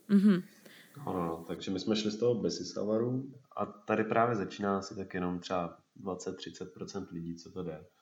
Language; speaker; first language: Czech; native; Czech